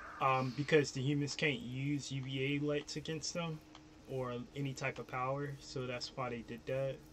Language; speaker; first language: English; native; English